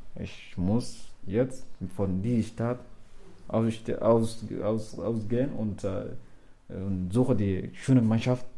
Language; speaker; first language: German; non-native, learner; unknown